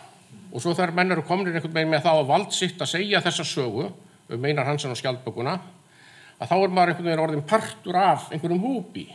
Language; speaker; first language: Icelandic; native; Icelandic